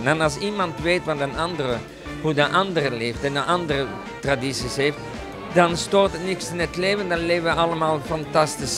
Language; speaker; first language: Dutch; non-native, local second language; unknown